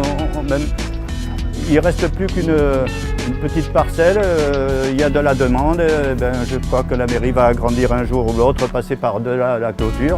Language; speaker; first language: French; native; French